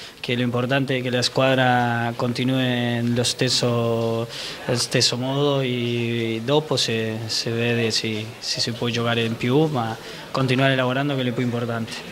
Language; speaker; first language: Italian; non-native, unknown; Spanish